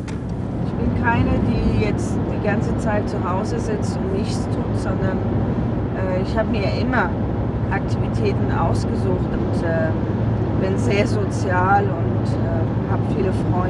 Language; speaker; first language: German; non-native, fluent; Persian